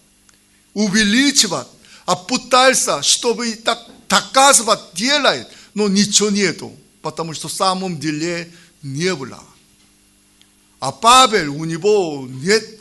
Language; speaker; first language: Russian; non-native, learner; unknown